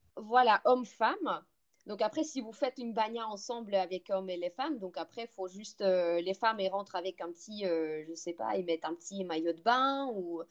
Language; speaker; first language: French; non-native, fluent; Russian